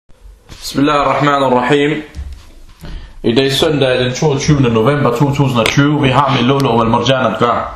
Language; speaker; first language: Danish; early bilingual, other home language; Arabic